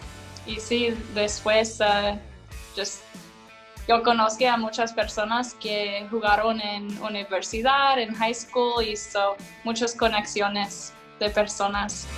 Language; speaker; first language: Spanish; non-native, learner; English